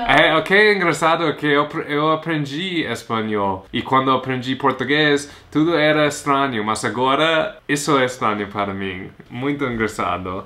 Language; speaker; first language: Portuguese; non-native, fluent; English